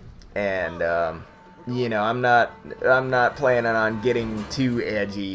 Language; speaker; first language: English; native; English